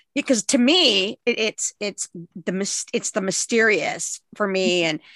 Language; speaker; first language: English; native; English